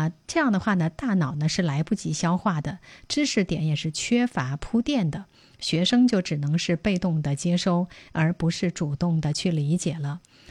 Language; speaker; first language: Chinese; native; Chinese